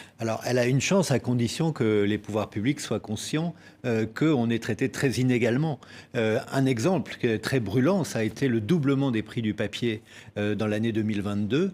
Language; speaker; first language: French; native; French